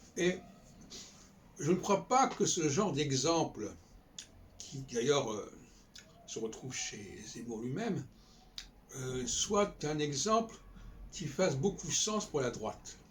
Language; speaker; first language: French; native; French